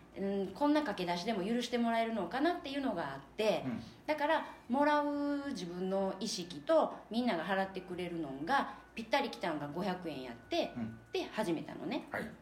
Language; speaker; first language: Japanese; native; Japanese